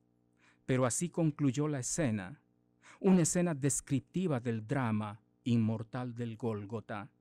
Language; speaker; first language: Spanish; native; Spanish